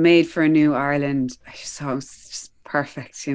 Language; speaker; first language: English; native; English